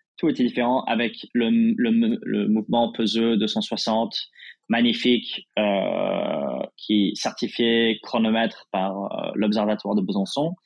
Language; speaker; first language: French; non-native, fluent; English